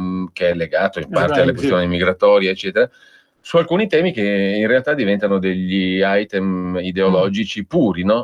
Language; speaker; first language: Italian; native; Italian